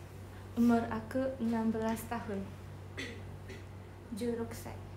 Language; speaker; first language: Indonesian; non-native, learner; Japanese